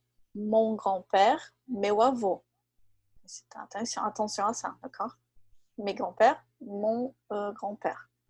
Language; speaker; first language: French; non-native, fluent; Portuguese